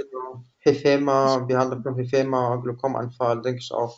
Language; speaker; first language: German; non-native, fluent; Arabic